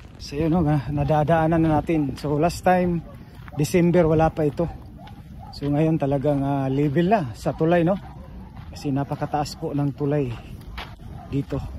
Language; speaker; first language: Filipino; non-native, local second language; Cebuano